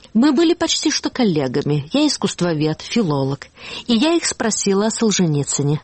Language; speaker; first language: Russian; native; Russian